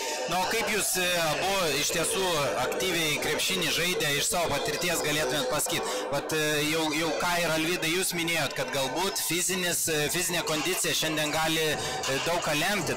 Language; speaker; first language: Lithuanian; native; Lithuanian